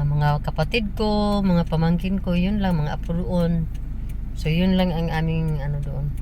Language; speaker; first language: Filipino; non-native, local second language; Cebuano